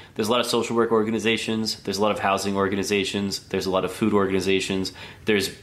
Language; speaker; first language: English; native; English